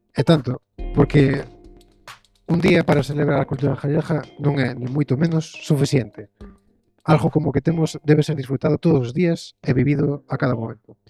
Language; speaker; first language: Galician; non-native, local second language; Spanish